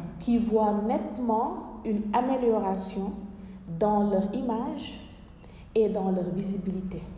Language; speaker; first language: French; non-native, local second language; Wolof